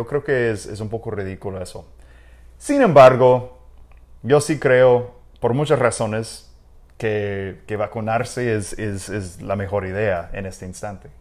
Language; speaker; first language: Spanish; non-native, fluent; English